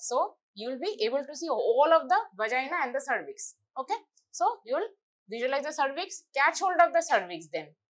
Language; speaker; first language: English; non-native, local second language; Bangla